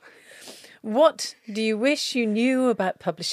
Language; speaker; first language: English; native; English